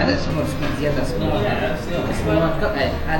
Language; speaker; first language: Arabic; non-native, learner; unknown